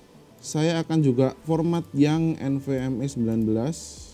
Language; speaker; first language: Indonesian; native; Indonesian